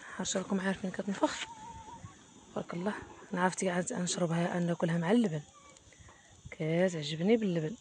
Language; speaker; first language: Arabic; native; Arabic